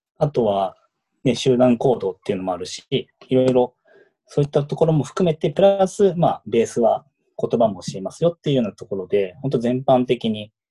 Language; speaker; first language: Japanese; native; Japanese